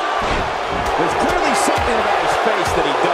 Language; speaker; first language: English; native; English